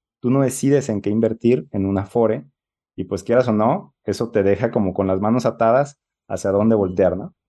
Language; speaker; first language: Spanish; native; Spanish